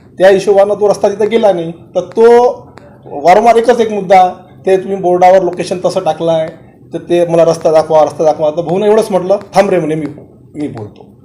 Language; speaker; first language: Marathi; native; Marathi